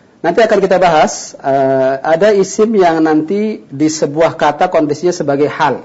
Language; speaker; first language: Indonesian; native; Indonesian